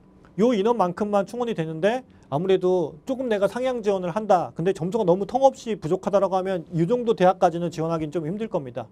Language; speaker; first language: Korean; native; Korean